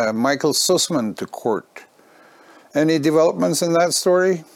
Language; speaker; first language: English; non-native, fluent; Norwegian